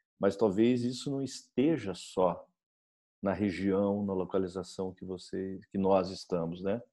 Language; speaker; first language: Portuguese; native; Portuguese